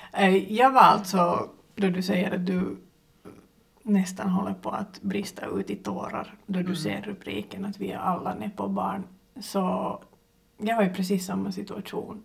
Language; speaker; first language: Swedish; native; Swedish